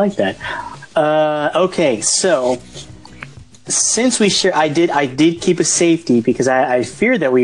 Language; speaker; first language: English; native; English